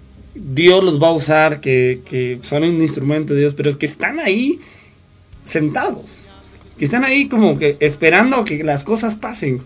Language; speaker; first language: Spanish; native; Spanish